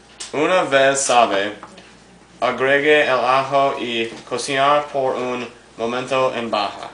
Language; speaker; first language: Spanish; non-native, learner; English